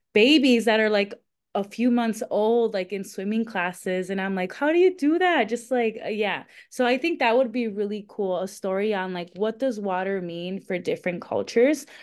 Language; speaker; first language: English; native; English